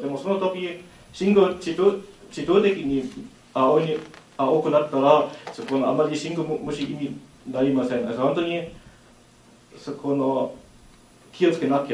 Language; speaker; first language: Japanese; non-native, learner; German